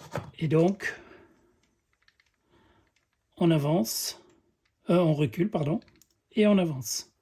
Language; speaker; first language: French; native; French